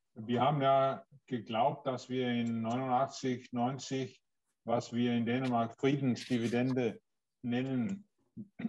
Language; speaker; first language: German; non-native, learner; Danish